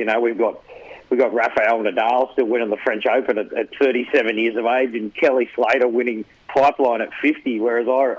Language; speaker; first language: English; native; English